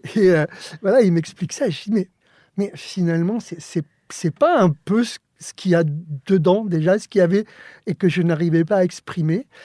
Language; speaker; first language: French; early bilingual, other home language; Spanish